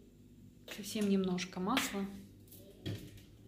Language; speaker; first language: Russian; native; Russian